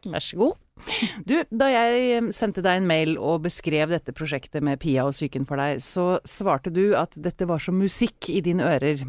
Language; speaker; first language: Norwegian; native; Norwegian